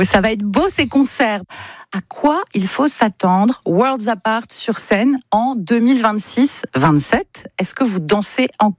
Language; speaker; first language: French; native; French